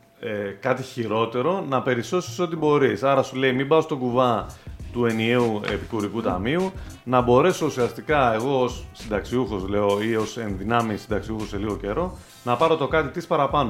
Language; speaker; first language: Greek; native; Greek